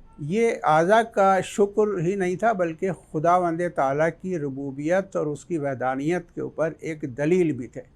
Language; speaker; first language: Urdu; native; Urdu